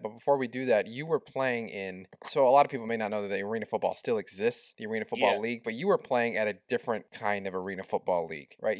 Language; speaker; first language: English; native; English